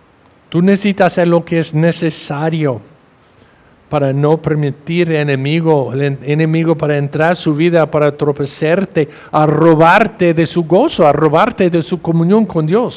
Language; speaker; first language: Spanish; non-native, fluent; English